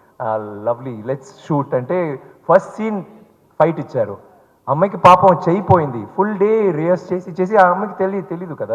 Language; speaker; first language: Telugu; non-native, learner; Tamil